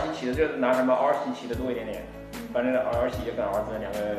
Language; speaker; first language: Chinese; native; Chinese